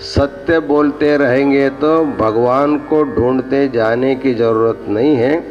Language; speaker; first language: Hindi; non-native, local second language; Kannada